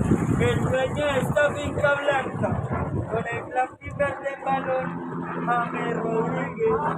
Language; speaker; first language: Spanish; native; Spanish